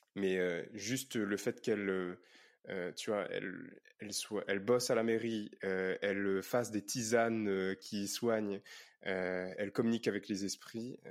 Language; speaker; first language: French; native; French